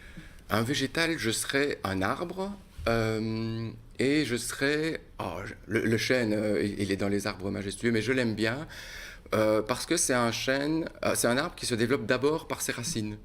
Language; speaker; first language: French; native; French